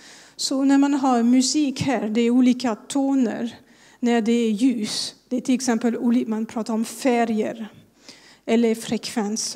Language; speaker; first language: Swedish; non-native, fluent; French